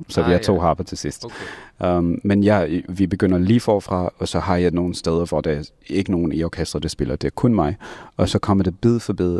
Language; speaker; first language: Danish; non-native, fluent; English